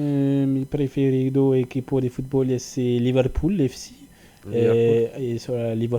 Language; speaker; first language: Spanish; non-native, learner; French